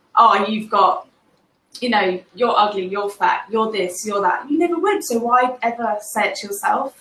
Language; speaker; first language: English; native; English